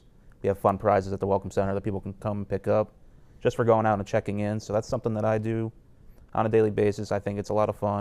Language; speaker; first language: English; native; English